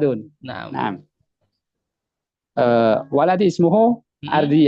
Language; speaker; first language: Arabic; non-native, learner; Indonesian